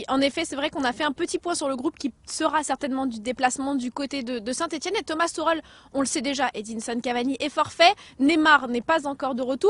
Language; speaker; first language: French; native; French